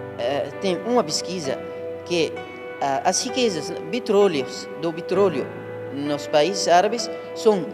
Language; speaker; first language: Portuguese; non-native, learner; Arabic